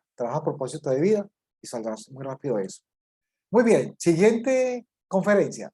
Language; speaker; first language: Spanish; native; Spanish